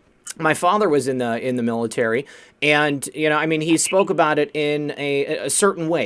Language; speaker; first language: English; native; English